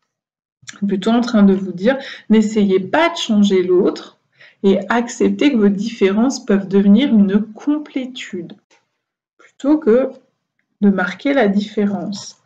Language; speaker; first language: French; native; French